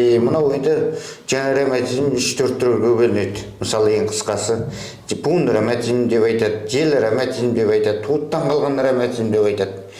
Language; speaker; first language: Kazakh; early bilingual, heritage; Kazakh